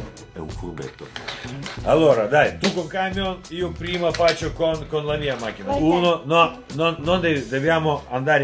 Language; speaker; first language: Italian; non-native, fluent; Russian